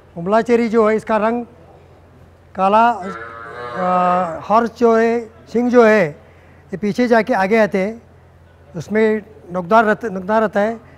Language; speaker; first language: Hindi; non-native, local second language; Marathi